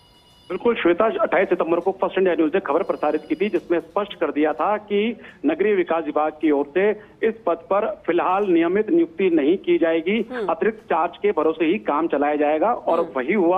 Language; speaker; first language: Hindi; native; Hindi